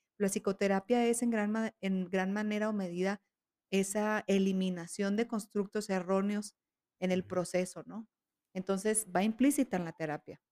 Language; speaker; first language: Spanish; native; Spanish